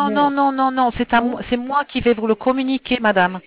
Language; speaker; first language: French; native; French